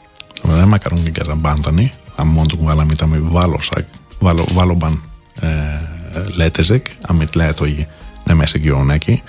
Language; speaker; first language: Hungarian; non-native, learner; Greek